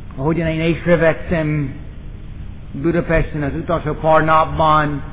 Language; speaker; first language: Hungarian; non-native, fluent; English